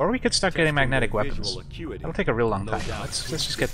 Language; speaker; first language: English; native; English